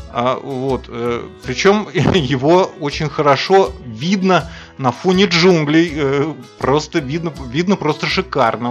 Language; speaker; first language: Russian; native; Russian